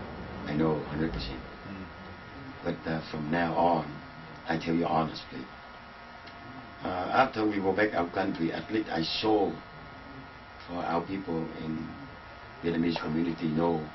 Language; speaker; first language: English; non-native, learner; Vietnamese